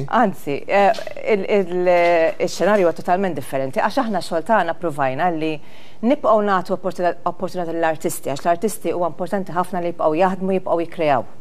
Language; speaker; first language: Maltese; native; Maltese